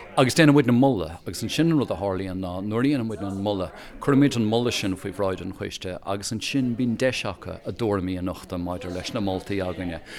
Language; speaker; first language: Irish; native; Irish